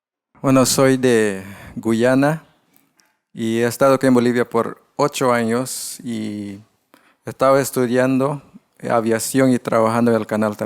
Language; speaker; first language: Spanish; non-native, fluent; English